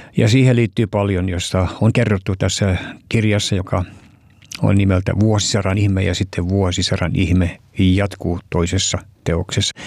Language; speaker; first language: Finnish; early bilingual, heritage; Finnish